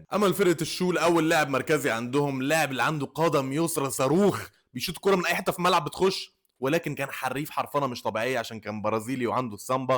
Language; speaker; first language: Arabic; native; Arabic